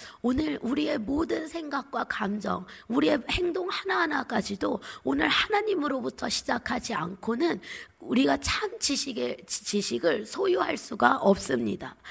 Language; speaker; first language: Korean; native; Korean